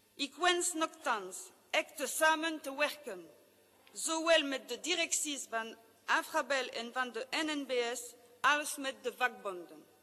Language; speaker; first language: Dutch; non-native, local second language; French